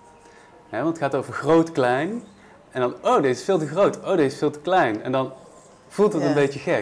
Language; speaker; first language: Dutch; native; Dutch